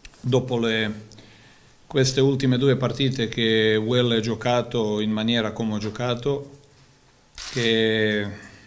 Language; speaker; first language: Italian; non-native, fluent; Croatian